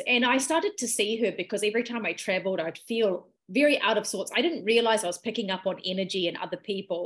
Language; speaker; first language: English; native; English